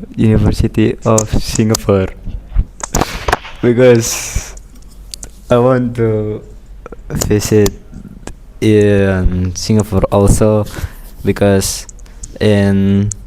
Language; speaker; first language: English; non-native, learner; Indonesian